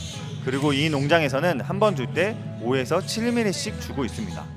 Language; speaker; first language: Korean; native; Korean